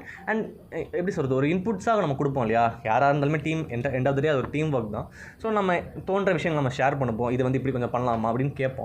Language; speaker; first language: Tamil; native; Tamil